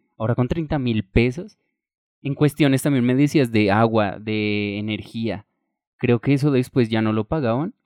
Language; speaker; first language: Spanish; native; Spanish